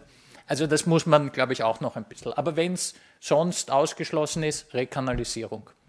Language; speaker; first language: German; native; German